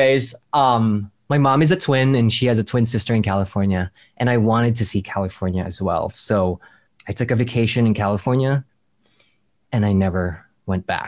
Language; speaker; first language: English; non-native, local second language; Filipino